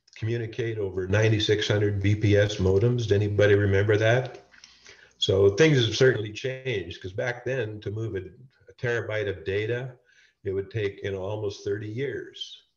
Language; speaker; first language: English; native; English